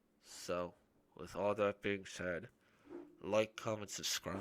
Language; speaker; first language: English; native; English